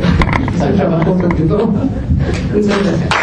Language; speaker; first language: Spanish; non-native, fluent; French